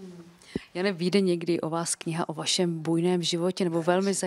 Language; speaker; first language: Czech; native; Czech